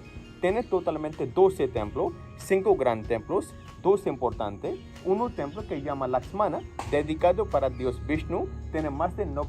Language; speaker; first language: Spanish; non-native, learner; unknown